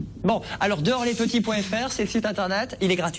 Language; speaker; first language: French; native; French